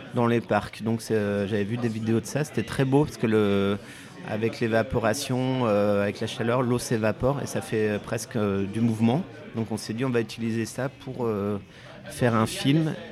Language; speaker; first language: French; native; French